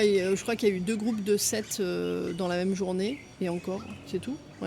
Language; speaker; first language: French; native; French